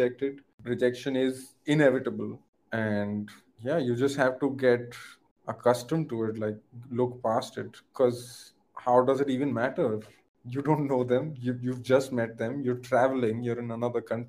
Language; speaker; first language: English; non-native, local second language; Hindi